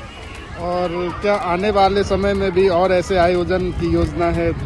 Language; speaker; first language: Hindi; native; Hindi